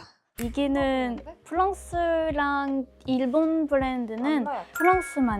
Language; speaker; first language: Korean; non-native, learner; French